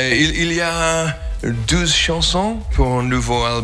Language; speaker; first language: French; non-native, learner; English